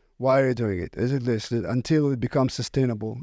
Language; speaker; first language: English; non-native, fluent; Hebrew